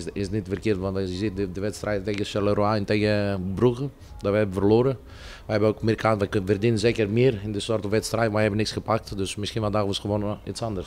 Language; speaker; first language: Dutch; non-native, fluent; Greek